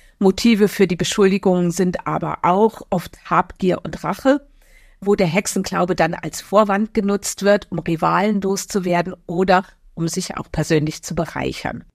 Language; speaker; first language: German; native; German